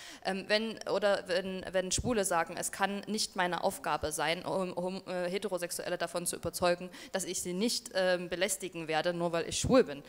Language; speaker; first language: German; native; German